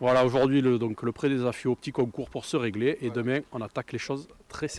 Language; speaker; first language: French; native; French